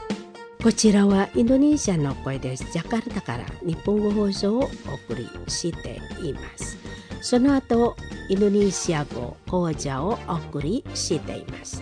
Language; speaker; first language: Japanese; non-native, learner; Indonesian